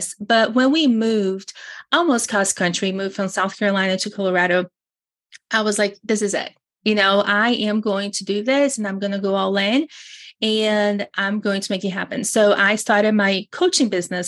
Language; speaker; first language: English; non-native, fluent; Portuguese